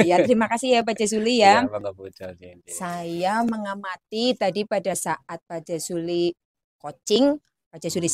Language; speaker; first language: Indonesian; native; Indonesian